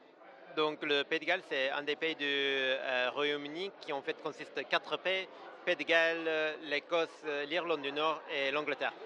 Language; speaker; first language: French; non-native, fluent; English